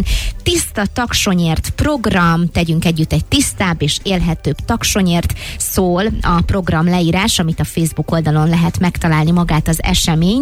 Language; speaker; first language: Hungarian; native; Hungarian